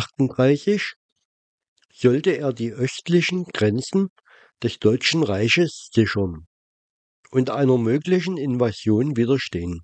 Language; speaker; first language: German; native; German